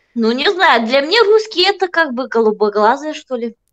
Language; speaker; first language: Russian; non-native, fluent; Turkish